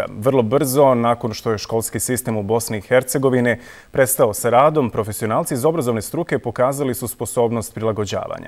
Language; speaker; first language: Serbian; native; Serbian